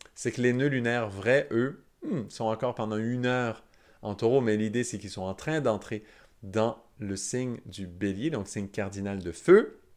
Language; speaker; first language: French; native; French